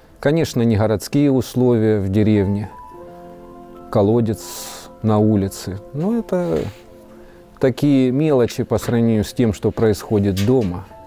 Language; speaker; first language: Russian; native; Russian